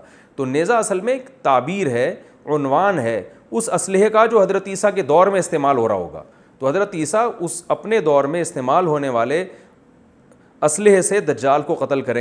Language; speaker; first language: Urdu; native; Urdu